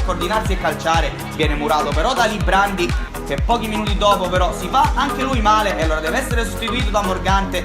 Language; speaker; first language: Italian; native; Italian